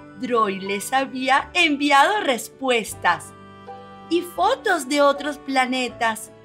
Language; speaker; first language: Spanish; native; Spanish